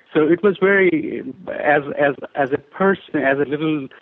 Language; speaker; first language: English; non-native, local second language; Hindi